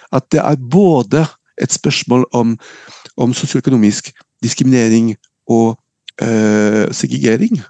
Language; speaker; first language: Norwegian; non-native, fluent; French